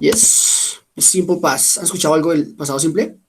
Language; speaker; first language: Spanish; native; Spanish